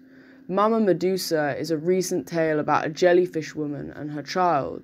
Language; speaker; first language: English; native; English